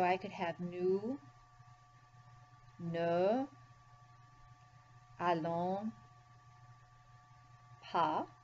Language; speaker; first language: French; non-native, fluent; English